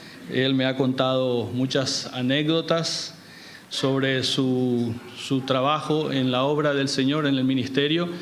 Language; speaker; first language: Spanish; native; Spanish